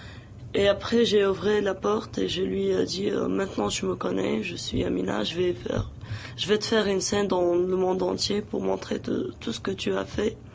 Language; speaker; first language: French; non-native, local second language; Arabic